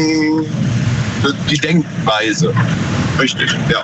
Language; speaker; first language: German; native; German